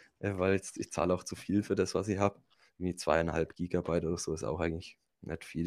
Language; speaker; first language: German; native; German